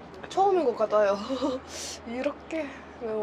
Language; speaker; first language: Korean; non-native, fluent; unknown